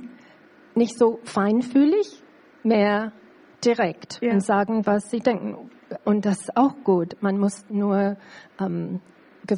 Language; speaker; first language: German; non-native, learner; English